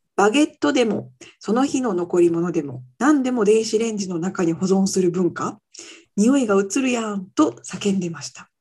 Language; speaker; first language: Japanese; native; Japanese